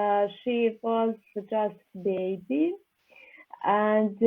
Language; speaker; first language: English; non-native, learner; Serbian